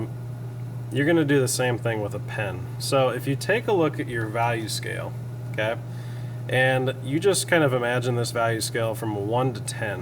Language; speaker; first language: English; native; English